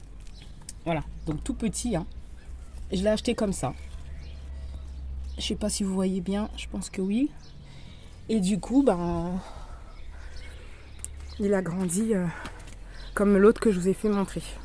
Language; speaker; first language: French; native; French